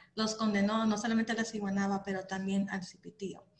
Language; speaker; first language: Spanish; early bilingual, heritage; Spanish